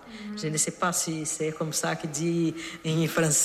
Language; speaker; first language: French; non-native, learner; Portuguese